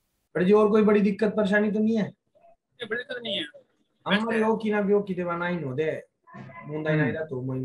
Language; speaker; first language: Japanese; non-native, fluent; Hindi